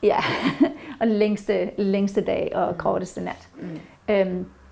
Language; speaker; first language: Danish; non-native, fluent; Norwegian